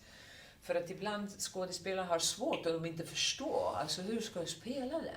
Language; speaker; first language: Swedish; non-native, fluent; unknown